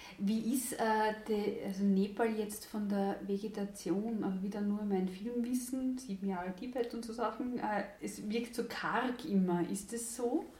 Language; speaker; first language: German; native; German